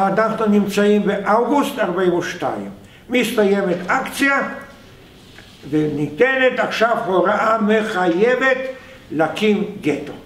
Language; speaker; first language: Hebrew; non-native, fluent; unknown